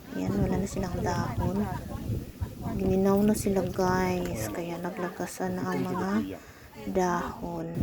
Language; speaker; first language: Filipino; non-native, local second language; Cebuano